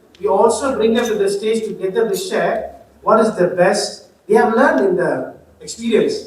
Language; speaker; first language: English; non-native, local second language; Tamil